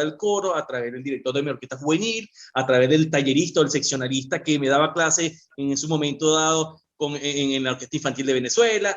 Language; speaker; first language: Spanish; native; Spanish